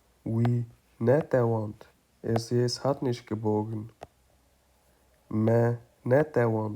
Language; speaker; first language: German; non-native, fluent; Kurdish